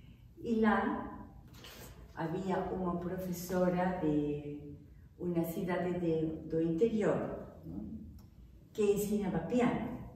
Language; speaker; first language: Portuguese; non-native, fluent; Spanish